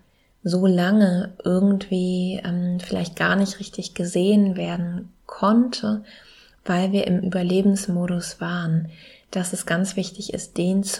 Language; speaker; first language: German; native; German